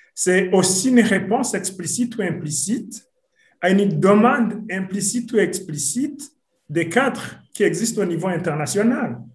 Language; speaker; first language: French; non-native, local second language; Rundi